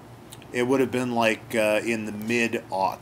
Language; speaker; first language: English; native; English